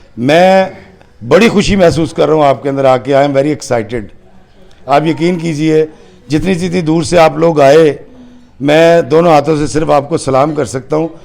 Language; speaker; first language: Urdu; non-native, local second language; Punjabi